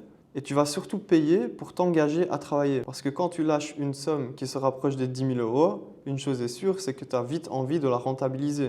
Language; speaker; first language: French; native; French